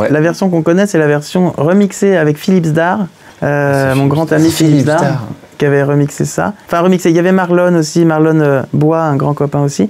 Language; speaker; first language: French; native; French